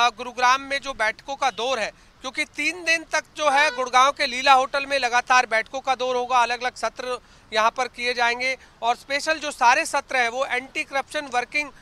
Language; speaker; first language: Hindi; native; Hindi